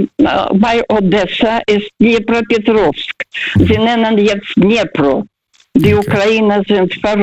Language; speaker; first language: German; non-native, fluent; Russian